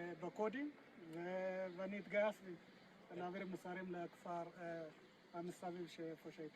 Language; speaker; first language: Hebrew; non-native, fluent; Amharic